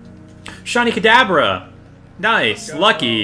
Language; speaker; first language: English; native; English